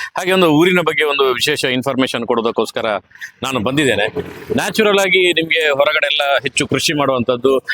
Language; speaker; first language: Kannada; non-native, local second language; Tulu